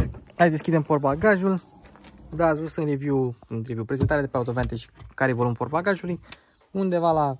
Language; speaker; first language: Romanian; native; Romanian